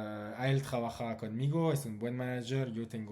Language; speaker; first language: Spanish; non-native, learner; French